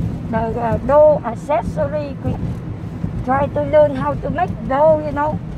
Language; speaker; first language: English; non-native, learner; Vietnamese